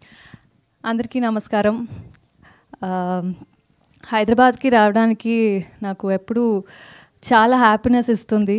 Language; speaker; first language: Telugu; non-native, fluent; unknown